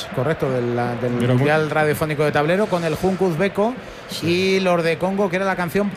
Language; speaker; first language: Spanish; native; Spanish